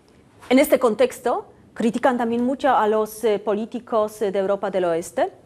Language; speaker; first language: Spanish; non-native, fluent; Polish